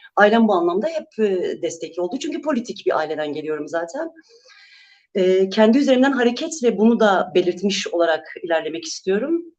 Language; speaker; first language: Turkish; non-native, local second language; Kurdish